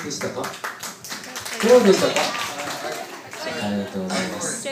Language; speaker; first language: Japanese; non-native, learner; Korean